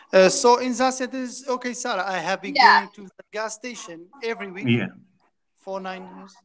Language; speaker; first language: English; non-native, fluent; Kurdish